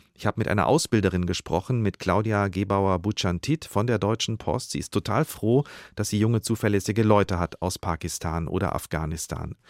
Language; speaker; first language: German; native; German